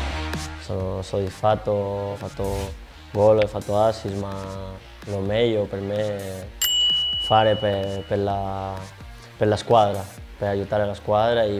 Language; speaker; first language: Italian; non-native, fluent; Spanish